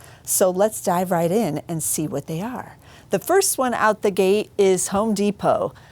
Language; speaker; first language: English; native; English